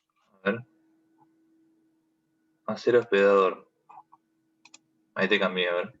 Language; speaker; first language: Spanish; native; Spanish